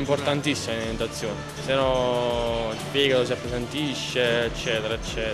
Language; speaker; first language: Italian; native; Italian